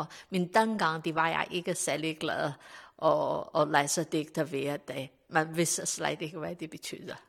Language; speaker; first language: Danish; non-native, learner; Chinese